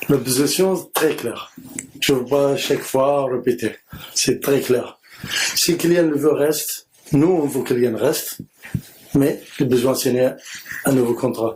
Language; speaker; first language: French; non-native, learner; Arabic